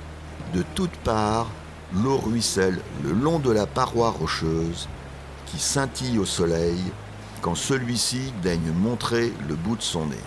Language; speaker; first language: French; native; French